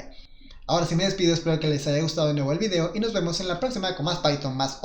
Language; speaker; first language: Spanish; native; Spanish